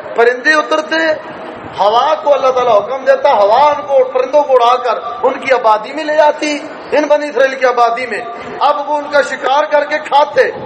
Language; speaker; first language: Urdu; non-native, local second language; Punjabi